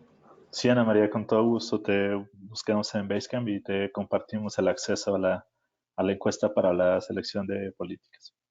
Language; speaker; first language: Spanish; native; Spanish